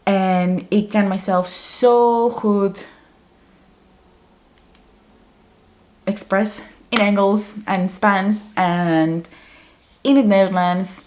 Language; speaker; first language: Dutch; non-native, fluent; Spanish